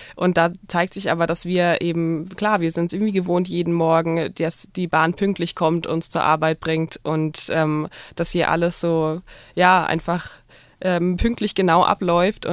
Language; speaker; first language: German; native; German